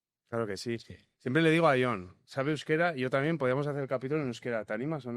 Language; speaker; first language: Spanish; native; Spanish